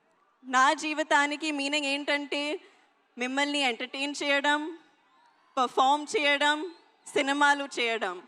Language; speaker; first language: Telugu; non-native, fluent; Hindi